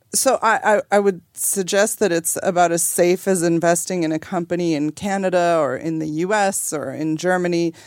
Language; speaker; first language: English; native; English